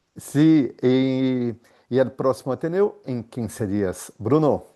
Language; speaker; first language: Spanish; non-native, fluent; Portuguese